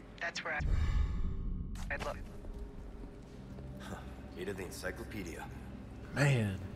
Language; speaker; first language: English; native; English